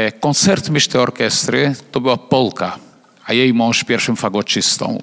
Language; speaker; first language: Polish; non-native, fluent; Portuguese